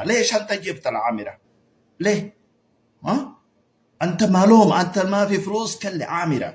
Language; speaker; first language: Arabic; non-native, learner; Ganda